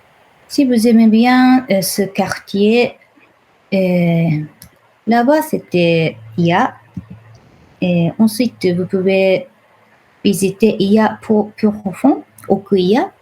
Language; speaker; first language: French; non-native, fluent; Japanese